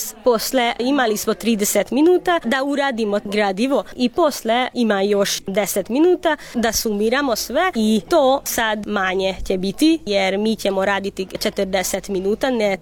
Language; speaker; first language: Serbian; non-native, local second language; Hungarian